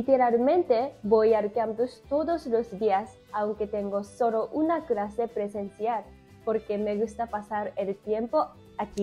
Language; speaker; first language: Spanish; non-native, fluent; Japanese